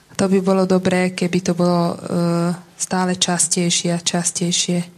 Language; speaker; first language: Slovak; non-native, local second language; Hungarian